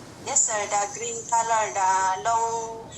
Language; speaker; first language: English; non-native, learner; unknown